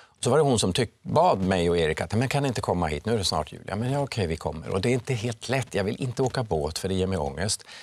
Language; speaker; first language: Swedish; early bilingual, other home language; Finnish